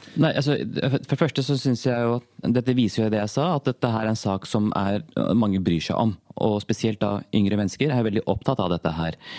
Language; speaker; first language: Norwegian; early bilingual, other home language; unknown